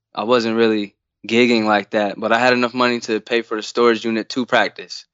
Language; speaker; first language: English; native; English